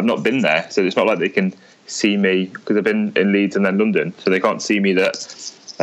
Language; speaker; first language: English; native; English